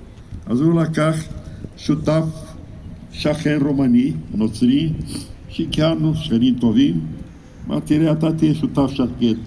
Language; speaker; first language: Hebrew; non-native, fluent; Romanian